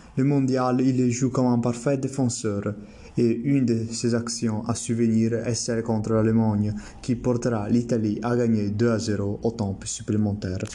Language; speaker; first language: French; non-native, learner; Italian